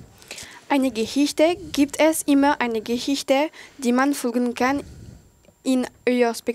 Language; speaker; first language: German; non-native, local second language; French